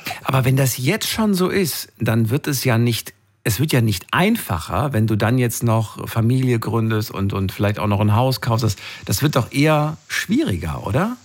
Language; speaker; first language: German; native; German